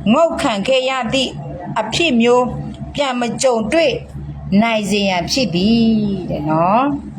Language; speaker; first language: Burmese; non-native, local second language; S'gaw Karen